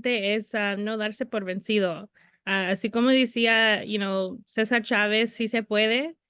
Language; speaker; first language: Spanish; early bilingual, heritage; Spanish